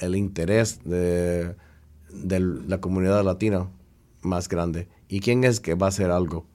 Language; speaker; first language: Spanish; early bilingual, heritage; Spanish